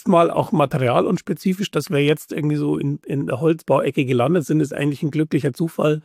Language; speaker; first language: German; native; German